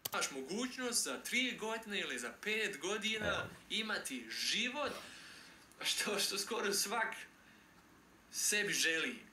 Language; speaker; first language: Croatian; early bilingual, heritage; Croatian